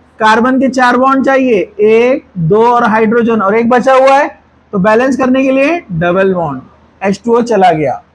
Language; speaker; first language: Hindi; non-native, local second language; Urdu